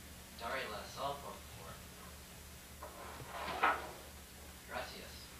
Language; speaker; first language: Spanish; non-native, learner; English